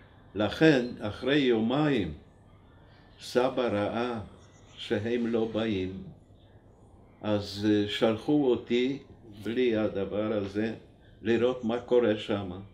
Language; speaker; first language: Hebrew; non-native, fluent; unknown